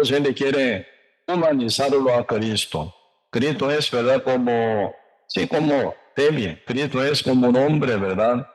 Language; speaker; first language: Spanish; non-native, learner; Korean